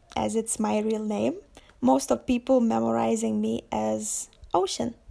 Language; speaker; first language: English; non-native, fluent; Lithuanian